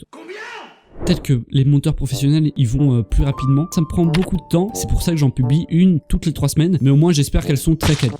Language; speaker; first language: French; native; French